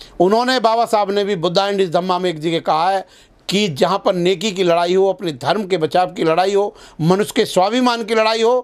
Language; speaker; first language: Hindi; native; Hindi